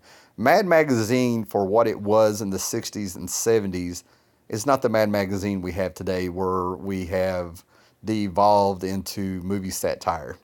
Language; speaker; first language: English; native; English